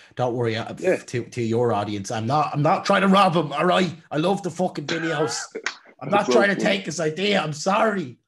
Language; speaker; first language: English; native; English